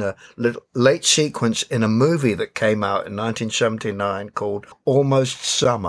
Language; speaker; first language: English; native; English